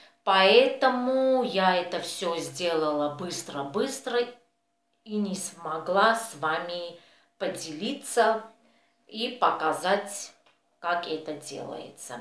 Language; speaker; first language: Russian; non-native, fluent; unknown